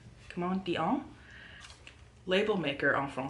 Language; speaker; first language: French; non-native, learner; English